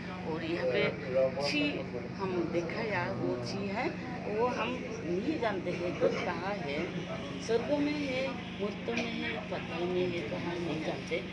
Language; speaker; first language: Hindi; non-native, local second language; Bodo